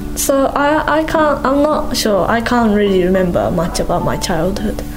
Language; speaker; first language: English; non-native, fluent; Japanese